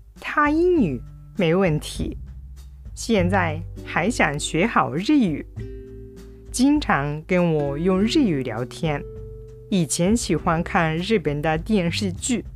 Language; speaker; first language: Chinese; non-native, fluent; Japanese